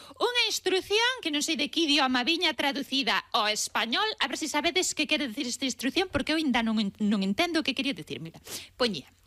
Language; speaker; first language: Galician; native; Galician